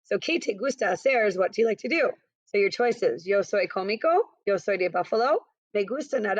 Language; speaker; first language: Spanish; non-native, fluent; English